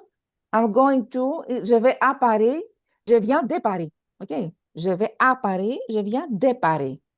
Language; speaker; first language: French; non-native, fluent; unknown